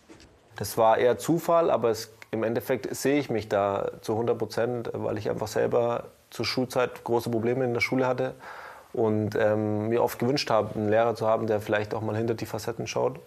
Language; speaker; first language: German; native; German